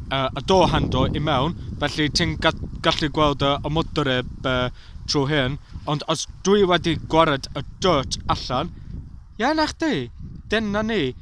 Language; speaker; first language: Welsh; non-native, learner; English